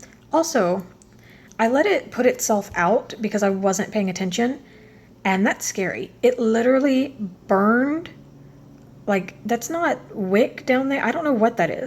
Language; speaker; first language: English; native; English